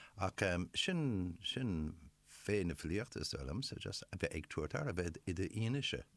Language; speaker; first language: Irish; non-native, local second language; English